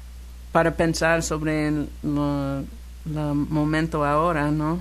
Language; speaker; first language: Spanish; non-native, learner; English